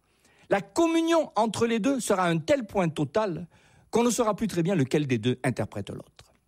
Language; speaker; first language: French; native; French